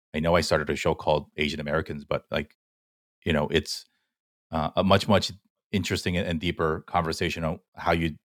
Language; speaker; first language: English; early bilingual, other home language; Korean